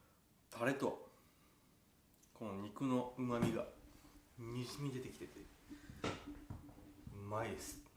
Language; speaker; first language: Japanese; native; Japanese